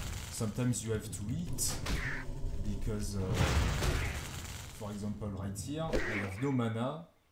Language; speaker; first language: English; non-native, fluent; French